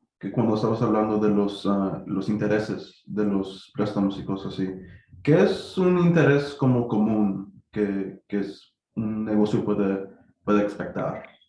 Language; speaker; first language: Spanish; early bilingual, heritage; Spanish